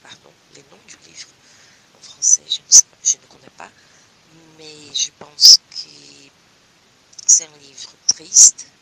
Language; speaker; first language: French; non-native, learner; Portuguese